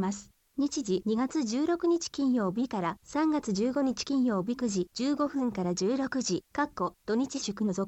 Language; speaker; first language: Japanese; native; Japanese